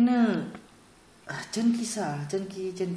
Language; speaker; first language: Korean; non-native, learner; Vietnamese